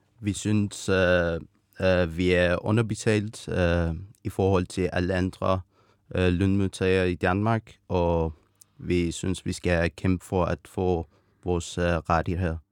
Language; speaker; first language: Danish; non-native, fluent; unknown